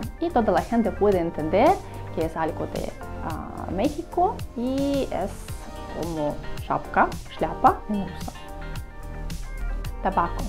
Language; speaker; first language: Spanish; non-native, learner; Russian